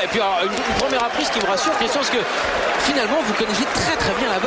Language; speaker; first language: French; native; French